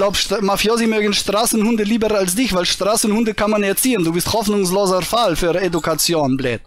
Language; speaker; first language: German; native; German